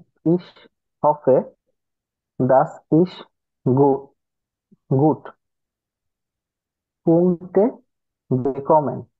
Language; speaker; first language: German; non-native, learner; Bangla